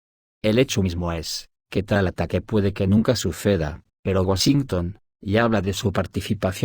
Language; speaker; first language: Spanish; native; Spanish